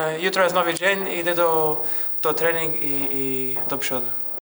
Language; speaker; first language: Polish; non-native, learner; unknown